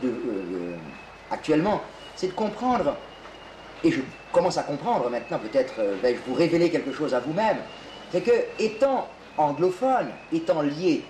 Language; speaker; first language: French; native; French